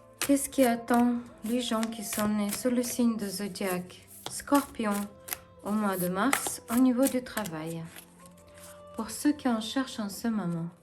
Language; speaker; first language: French; non-native, fluent; Ukrainian